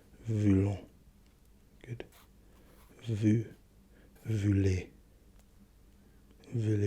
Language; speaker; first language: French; non-native, learner; English